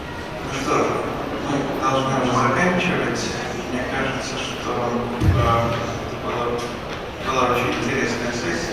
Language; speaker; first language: Russian; native; Russian